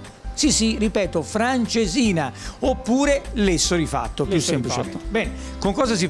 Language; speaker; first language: Italian; native; Italian